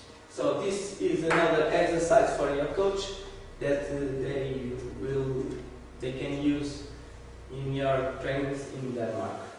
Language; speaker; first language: English; non-native, learner; Portuguese